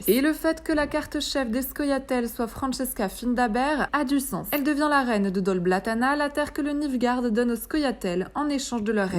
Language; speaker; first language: French; native; French